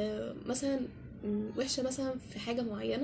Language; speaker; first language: Arabic; native; Arabic